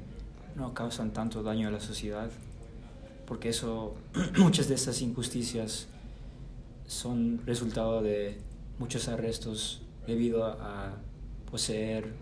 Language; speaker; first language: Spanish; early bilingual, heritage; Spanish